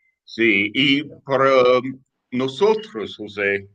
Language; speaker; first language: Spanish; non-native, fluent; English